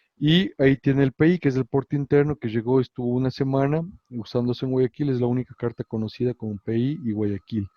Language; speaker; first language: Spanish; native; Spanish